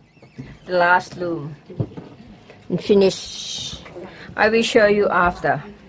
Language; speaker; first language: English; non-native, learner; Thai